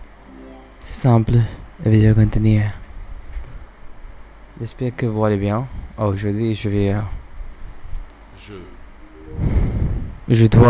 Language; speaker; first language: French; non-native, learner; English